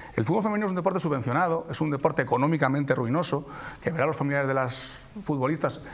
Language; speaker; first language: Spanish; native; Spanish